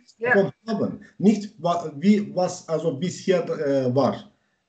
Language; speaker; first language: German; non-native, learner; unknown